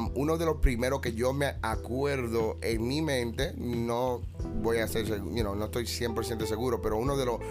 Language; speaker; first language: Spanish; early bilingual, heritage; Spanish